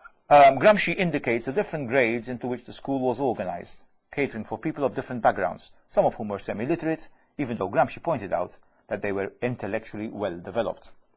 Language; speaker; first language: English; non-native, fluent; Maltese